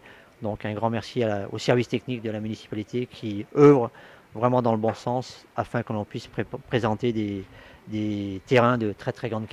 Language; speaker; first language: French; native; French